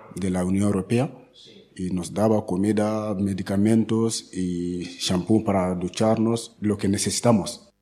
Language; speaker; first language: Spanish; non-native, learner; Bambara